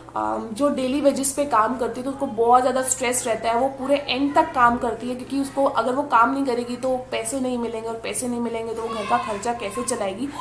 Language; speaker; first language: Hindi; native; Hindi